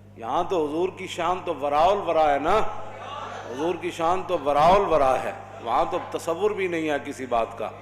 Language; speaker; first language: Urdu; non-native, local second language; Punjabi